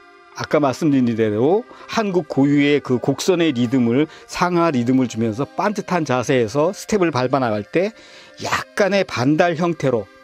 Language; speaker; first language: Korean; native; Korean